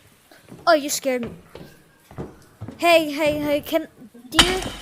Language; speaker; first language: English; native; English